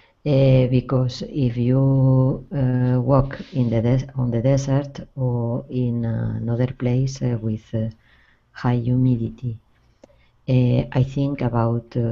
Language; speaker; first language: English; non-native, learner; Spanish